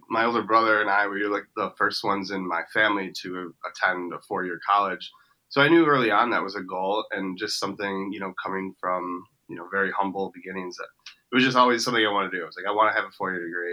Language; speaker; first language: English; native; English